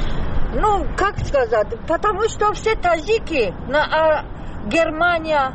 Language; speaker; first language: Russian; non-native, learner; Tajik